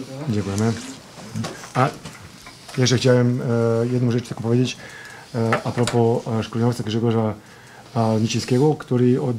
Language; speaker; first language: Polish; non-native, fluent; Serbian